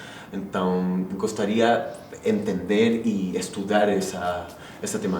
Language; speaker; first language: Portuguese; non-native, fluent; Spanish